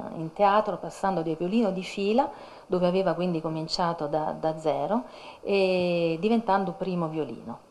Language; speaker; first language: Italian; native; Italian